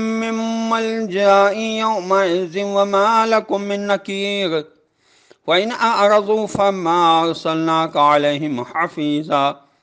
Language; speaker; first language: Arabic; non-native, fluent; Urdu